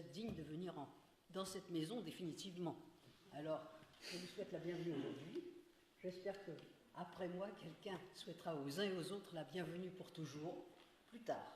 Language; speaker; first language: French; native; French